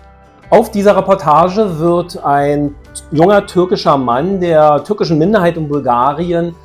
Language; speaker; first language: German; native; German